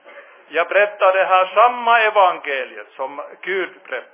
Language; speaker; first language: Swedish; non-native, fluent; Finnish